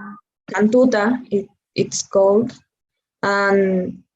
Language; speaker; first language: English; non-native, learner; Spanish